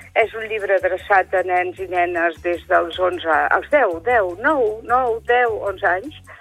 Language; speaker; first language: Catalan; native; Catalan